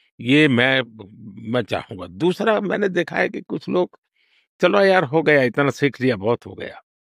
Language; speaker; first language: Hindi; non-native, local second language; Gujarati